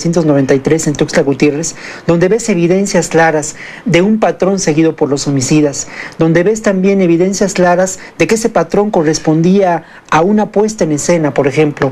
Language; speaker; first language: Spanish; native; Spanish